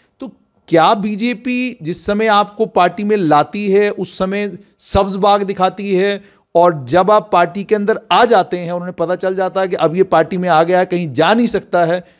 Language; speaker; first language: Hindi; non-native, local second language; Dogri